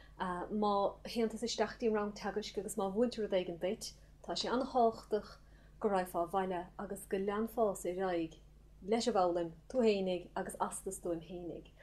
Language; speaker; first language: Irish; native; Irish